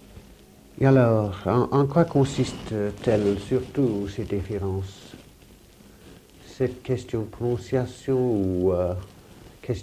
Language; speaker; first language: French; non-native, fluent; English